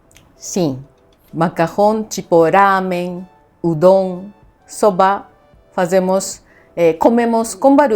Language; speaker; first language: Portuguese; non-native, fluent; Japanese